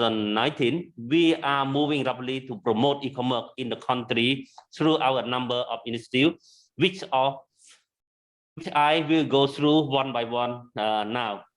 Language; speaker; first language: English; non-native, learner; Khmer